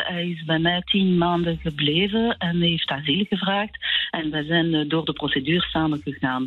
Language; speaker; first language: Dutch; non-native, local second language; French